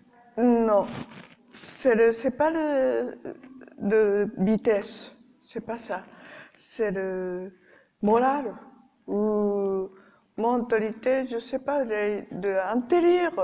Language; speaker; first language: French; non-native, learner; Japanese